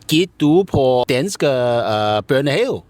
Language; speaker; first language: Danish; non-native, learner; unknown